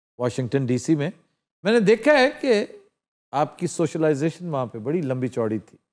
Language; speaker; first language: Urdu; non-native, local second language; Punjabi